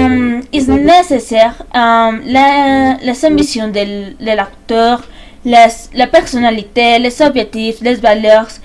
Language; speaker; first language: French; non-native, learner; Spanish